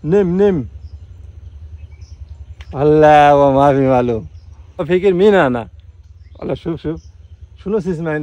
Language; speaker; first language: Arabic; non-native, learner; Bangla